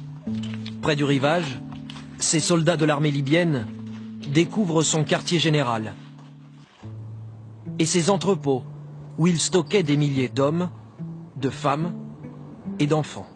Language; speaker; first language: French; native; French